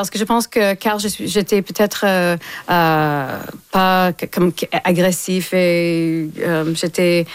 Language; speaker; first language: French; non-native, local second language; English